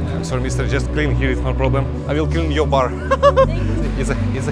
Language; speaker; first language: English; non-native, learner; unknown